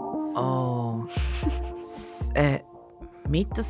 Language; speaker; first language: English; non-native, learner; Japanese